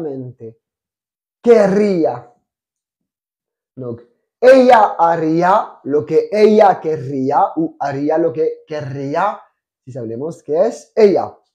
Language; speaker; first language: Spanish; non-native, fluent; French